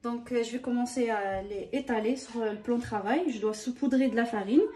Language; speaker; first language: French; non-native, local second language; Arabic